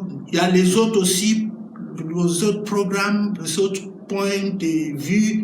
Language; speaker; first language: French; non-native, learner; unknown